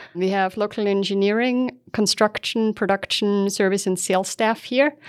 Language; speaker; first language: English; non-native, fluent; German